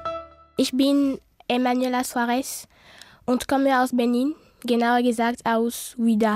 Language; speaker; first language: German; non-native, learner; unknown